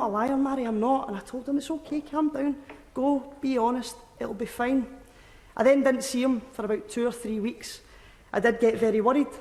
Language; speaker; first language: English; native; English